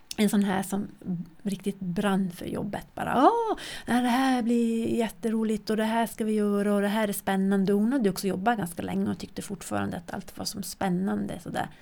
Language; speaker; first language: Swedish; native; Swedish